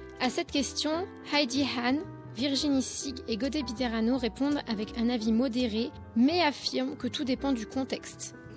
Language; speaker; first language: French; early bilingual, heritage; French